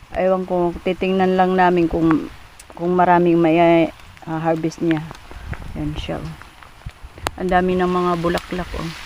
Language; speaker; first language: Filipino; non-native, local second language; Waray